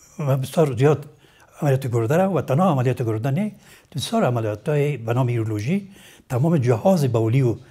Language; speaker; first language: Persian; native; Persian